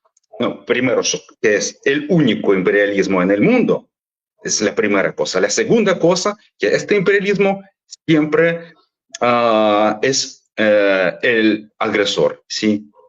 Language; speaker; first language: Spanish; non-native, fluent; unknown